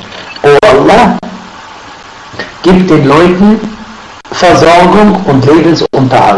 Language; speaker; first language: German; non-native, fluent; Arabic